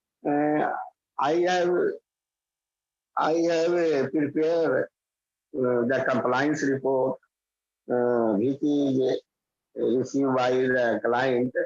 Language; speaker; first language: English; non-native, learner; Hindi